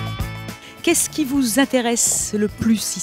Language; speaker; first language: French; native; French